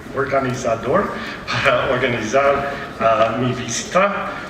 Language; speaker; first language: Spanish; non-native, learner; English